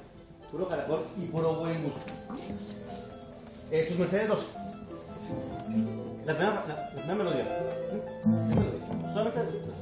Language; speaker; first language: Spanish; native; Spanish